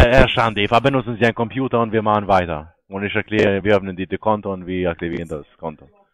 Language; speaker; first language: German; non-native, learner; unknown